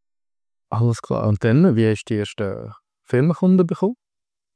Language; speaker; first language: German; native; German